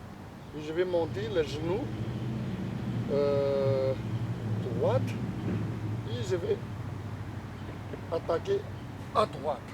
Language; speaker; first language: French; non-native, learner; Chinese